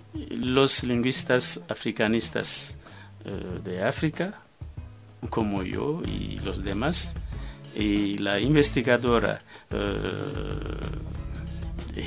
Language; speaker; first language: Spanish; non-native, fluent; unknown